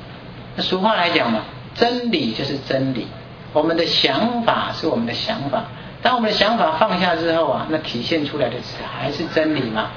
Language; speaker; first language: Chinese; native; Chinese